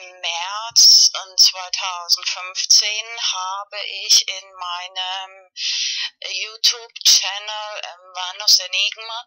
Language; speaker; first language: German; non-native, fluent; Spanish